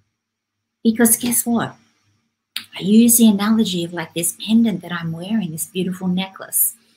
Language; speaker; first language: English; native; English